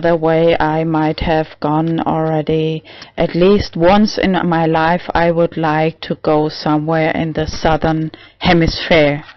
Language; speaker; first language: English; non-native, learner; German